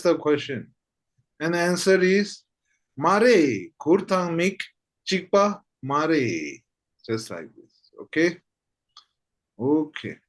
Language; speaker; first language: English; non-native, fluent; Tibetan